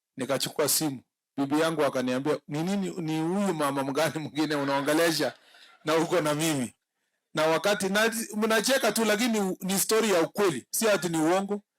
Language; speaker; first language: Swahili; non-native, local second language; Kalenjin